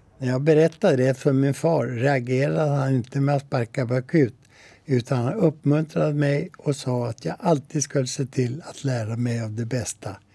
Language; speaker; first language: Swedish; native; Swedish